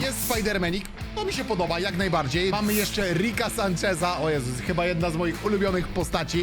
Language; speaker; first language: Polish; native; Polish